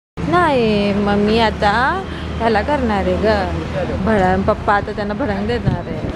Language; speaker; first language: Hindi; non-native, local second language; Marathi